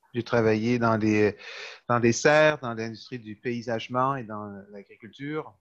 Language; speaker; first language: French; native; French